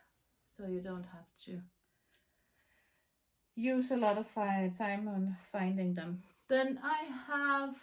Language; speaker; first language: English; non-native, fluent; Danish